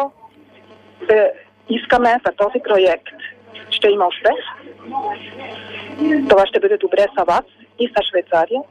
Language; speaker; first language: Bulgarian; non-native, learner; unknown